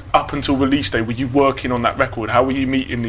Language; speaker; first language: English; native; English